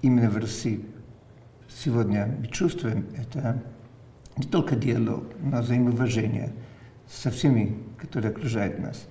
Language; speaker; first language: Russian; non-native, fluent; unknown